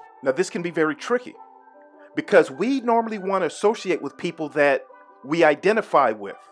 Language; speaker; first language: English; native; English